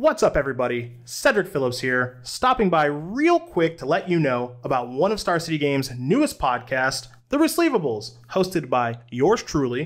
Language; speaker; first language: English; native; English